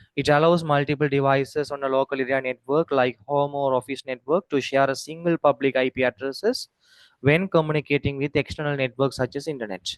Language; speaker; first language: English; non-native, local second language; Tamil